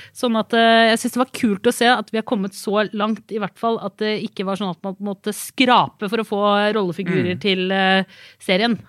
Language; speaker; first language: Norwegian; native; Norwegian